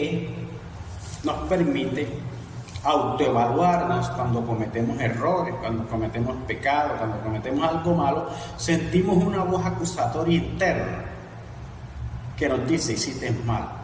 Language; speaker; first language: Spanish; native; Spanish